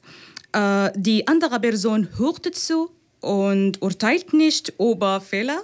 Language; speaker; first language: German; non-native, fluent; Spanish